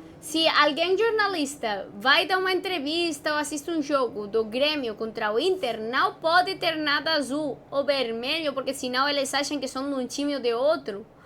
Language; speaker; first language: Portuguese; non-native, fluent; Spanish